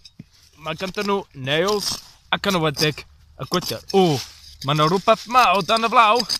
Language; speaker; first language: Welsh; non-native, learner; English